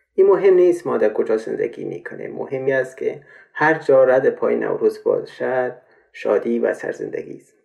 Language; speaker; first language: Persian; native; Persian